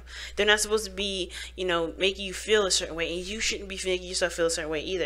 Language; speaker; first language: English; native; English